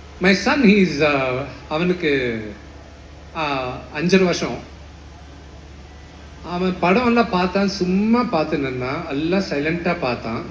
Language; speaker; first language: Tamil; non-native, local second language; Telugu